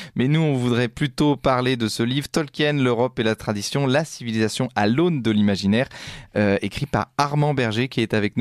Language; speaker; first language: French; native; French